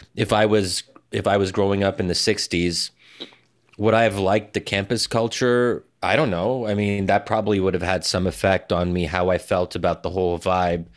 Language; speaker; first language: English; early bilingual, other home language; Arabic